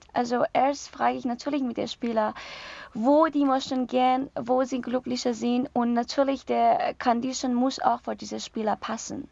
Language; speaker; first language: German; non-native, learner; Persian